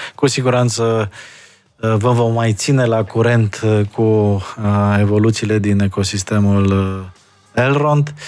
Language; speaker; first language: Romanian; native; Romanian